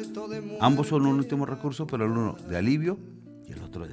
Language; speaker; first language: Spanish; native; Spanish